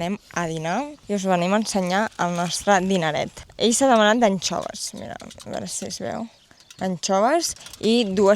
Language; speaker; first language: Catalan; native; Catalan